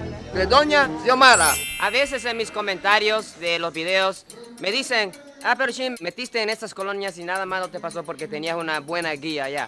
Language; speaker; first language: Spanish; non-native, fluent; Japanese